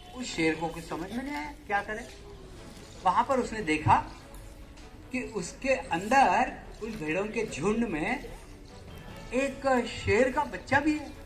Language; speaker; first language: Hindi; native; Hindi